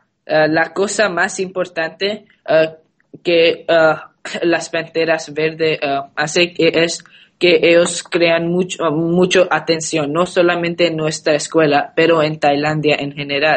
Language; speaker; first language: Spanish; non-native, learner; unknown